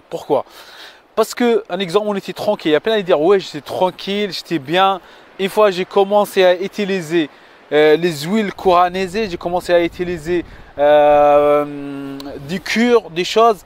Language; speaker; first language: French; non-native, fluent; Arabic